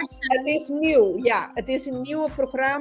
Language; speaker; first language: Dutch; non-native, local second language; Papiamento